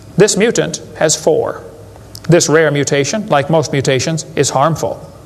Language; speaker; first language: English; native; English